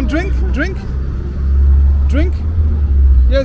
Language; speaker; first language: English; non-native, fluent; French